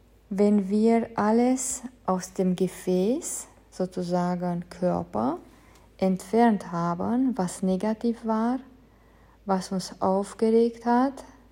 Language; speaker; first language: German; non-native, fluent; Hungarian